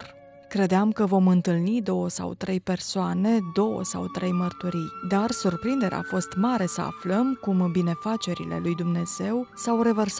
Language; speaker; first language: Romanian; native; Romanian